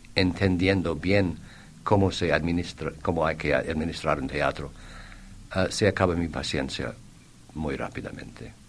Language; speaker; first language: Spanish; non-native, fluent; English